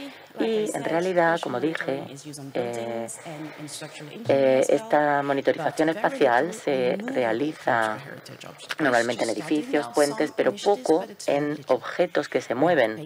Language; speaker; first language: Spanish; non-native, fluent; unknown